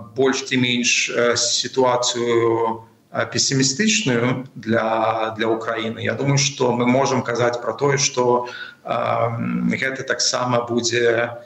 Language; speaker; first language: Belarusian; non-native, local second language; Russian